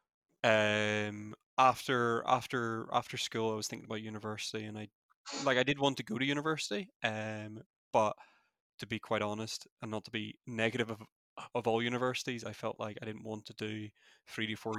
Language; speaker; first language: English; native; English